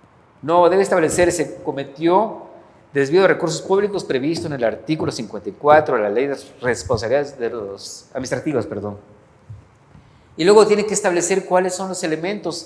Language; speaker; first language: Spanish; native; Spanish